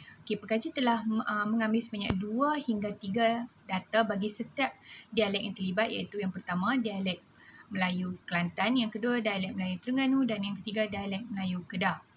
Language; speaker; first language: Malay; native; Malay